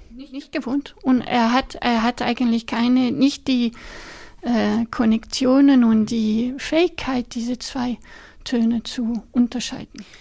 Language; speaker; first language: German; non-native, local second language; French